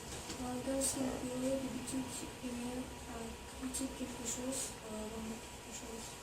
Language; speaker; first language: French; non-native, learner; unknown